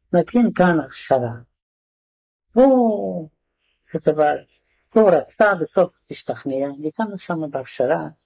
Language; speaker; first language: Hebrew; non-native, fluent; Hungarian